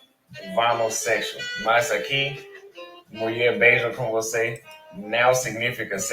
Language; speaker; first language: Portuguese; non-native, learner; English